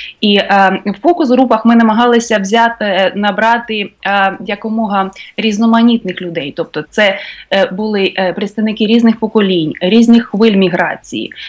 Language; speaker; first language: Ukrainian; native; Ukrainian